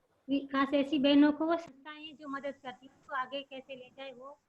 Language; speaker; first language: Hindi; non-native, local second language; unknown